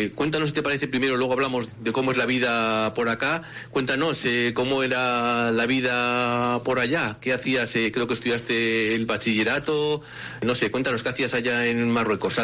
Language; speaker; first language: Spanish; native; Spanish